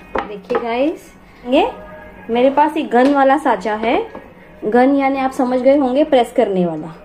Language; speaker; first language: Hindi; non-native, local second language; Marathi